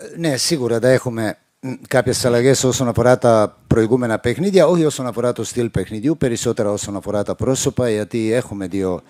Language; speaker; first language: Greek; non-native, fluent; Serbian